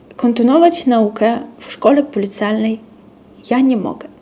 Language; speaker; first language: Polish; non-native, fluent; Russian